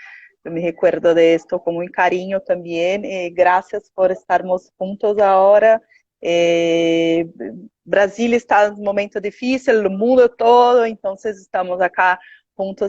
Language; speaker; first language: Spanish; non-native, learner; Portuguese